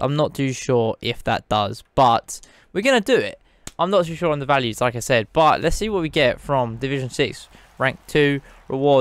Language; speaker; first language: English; native; English